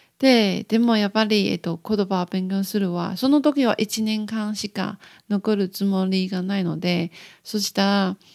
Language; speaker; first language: Japanese; non-native, learner; Chinese